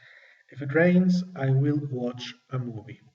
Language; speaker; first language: English; non-native, fluent; Spanish